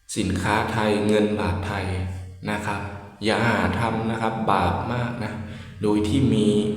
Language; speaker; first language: Thai; native; Thai